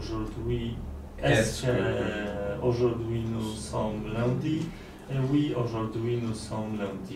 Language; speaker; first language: French; non-native, learner; Polish